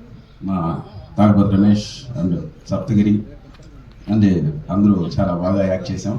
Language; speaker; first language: Telugu; native; Telugu